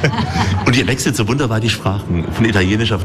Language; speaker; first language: German; native; German